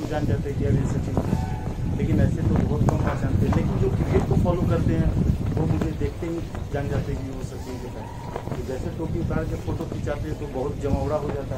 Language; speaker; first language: Hindi; native; Hindi